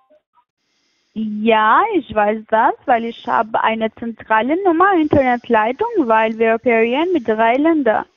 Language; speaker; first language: German; non-native, fluent; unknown